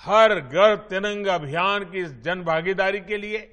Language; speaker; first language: Hindi; non-native, local second language; Gujarati